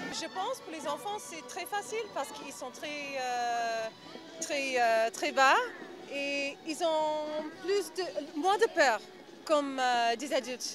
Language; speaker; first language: French; non-native, learner; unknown